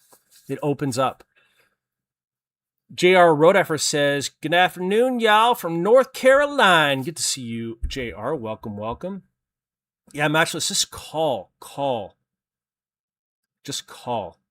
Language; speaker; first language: English; native; English